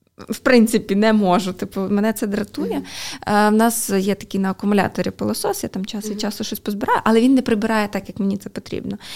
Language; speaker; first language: Ukrainian; native; Ukrainian